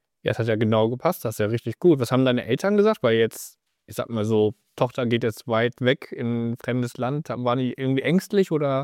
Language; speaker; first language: German; native; German